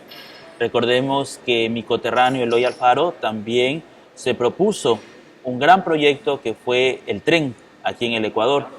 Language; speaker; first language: Spanish; native; Spanish